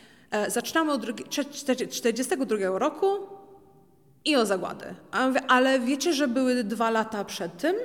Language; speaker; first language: Polish; early bilingual, heritage; Polish